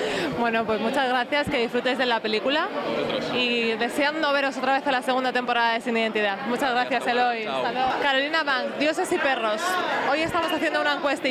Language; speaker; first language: Spanish; native; Spanish